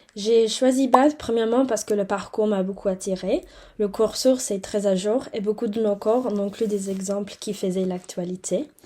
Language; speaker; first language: French; non-native, fluent; English